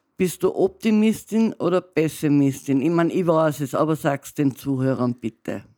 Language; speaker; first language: German; native; German